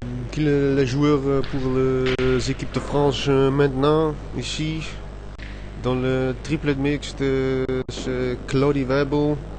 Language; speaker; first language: French; non-native, learner; Dutch